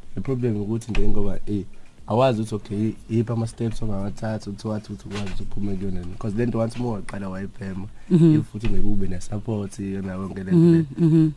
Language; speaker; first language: Zulu; native; Zulu